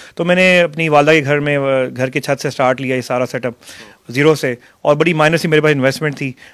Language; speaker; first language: Urdu; non-native, local second language; Punjabi